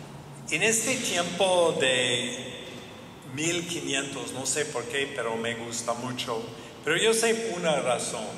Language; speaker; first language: Spanish; non-native, learner; English